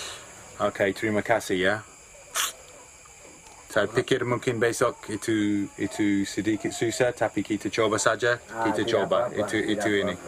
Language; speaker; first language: Indonesian; non-native, learner; English